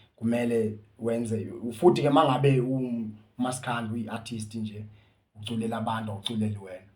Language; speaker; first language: Zulu; native; Zulu